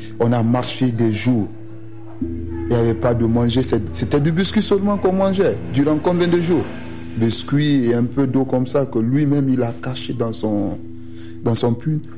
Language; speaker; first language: French; non-native, local second language; Susu